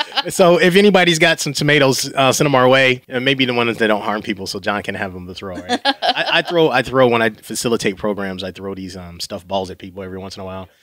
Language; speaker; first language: English; native; English